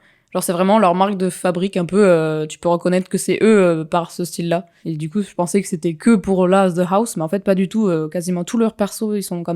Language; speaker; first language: French; native; French